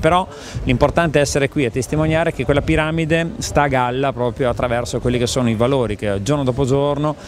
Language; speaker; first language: Italian; native; Italian